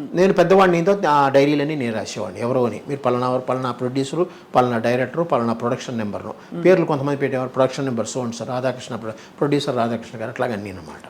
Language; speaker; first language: Telugu; native; Telugu